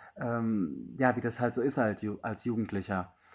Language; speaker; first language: German; native; German